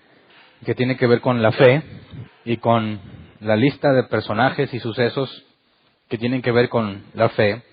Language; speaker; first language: Spanish; native; Spanish